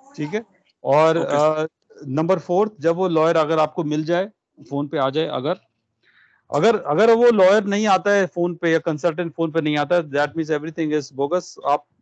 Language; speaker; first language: Hindi; non-native, local second language; Punjabi